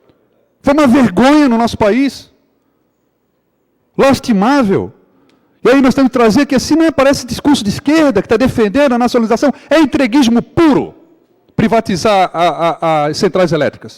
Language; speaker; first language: Portuguese; native; Portuguese